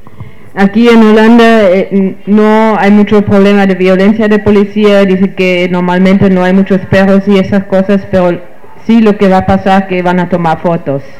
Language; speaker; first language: Spanish; non-native, fluent; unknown